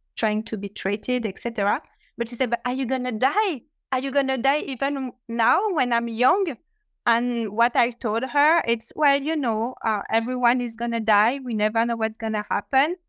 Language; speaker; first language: English; non-native, fluent; French